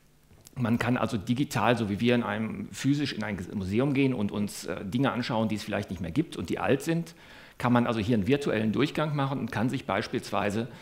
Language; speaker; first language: German; native; German